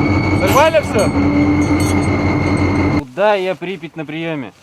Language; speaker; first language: Russian; native; Russian